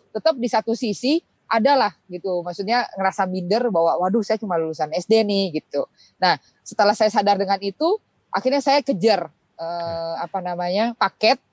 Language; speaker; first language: Indonesian; native; Indonesian